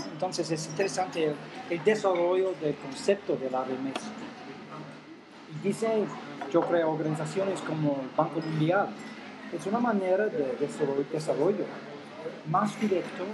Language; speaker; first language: Spanish; non-native, fluent; English